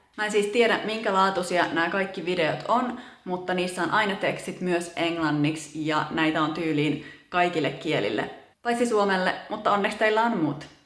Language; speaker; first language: Finnish; native; Finnish